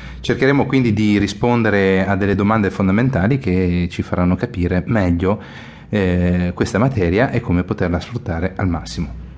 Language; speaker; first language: Italian; native; Italian